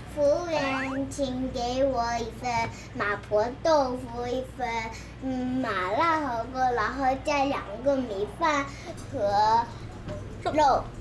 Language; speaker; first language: Chinese; non-native, learner; Korean